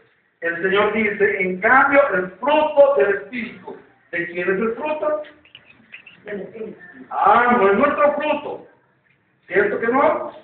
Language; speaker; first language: Spanish; native; Spanish